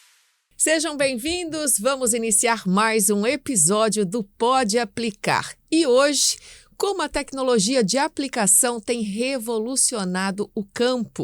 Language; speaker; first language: Portuguese; native; Portuguese